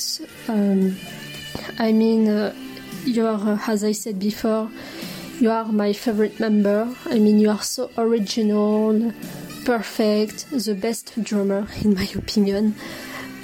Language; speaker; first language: English; non-native, fluent; French